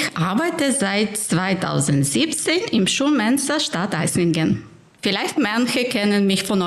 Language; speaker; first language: German; non-native, fluent; Ukrainian